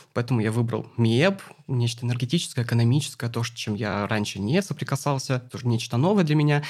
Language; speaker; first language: Russian; native; Russian